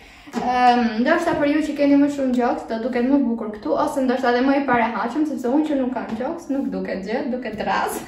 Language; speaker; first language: Albanian; early bilingual, heritage; Albanian